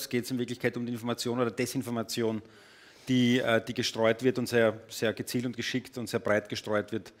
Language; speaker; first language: German; native; German